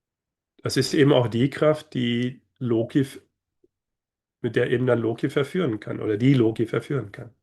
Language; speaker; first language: German; native; German